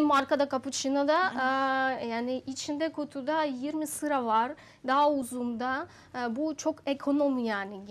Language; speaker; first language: Turkish; non-native, learner; Russian